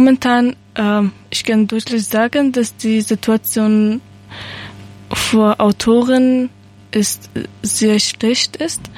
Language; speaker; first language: German; non-native, learner; Persian